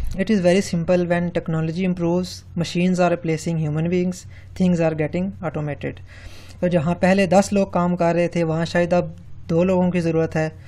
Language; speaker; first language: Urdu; non-native, local second language; Punjabi